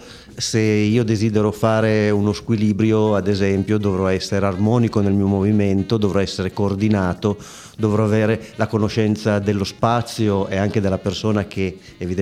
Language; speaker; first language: Italian; native; Italian